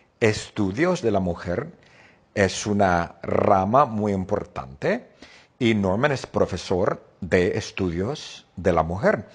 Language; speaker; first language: Spanish; non-native, fluent; English